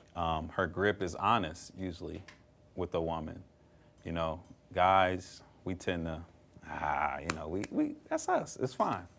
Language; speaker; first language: English; native; English